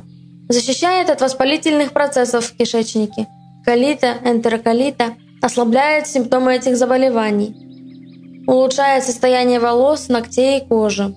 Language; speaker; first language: Russian; native; Russian